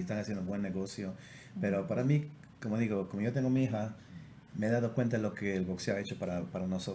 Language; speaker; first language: Spanish; native; Spanish